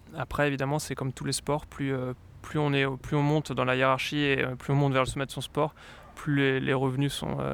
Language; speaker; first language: French; native; French